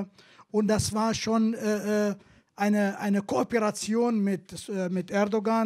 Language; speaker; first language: German; non-native, fluent; Kurdish